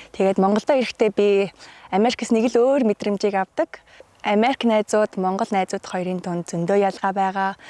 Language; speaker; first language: Mongolian; early bilingual, heritage; Mongolian